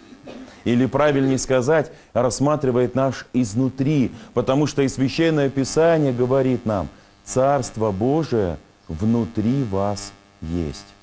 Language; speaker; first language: Russian; native; Russian